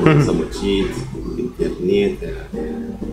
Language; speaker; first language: Russian; non-native, learner; Indonesian